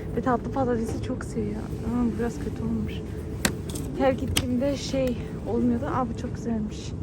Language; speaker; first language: Turkish; early bilingual, heritage; Turkish